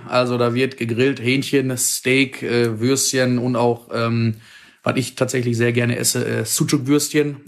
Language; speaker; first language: German; native; German